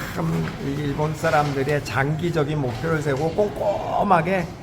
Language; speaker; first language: Korean; native; Korean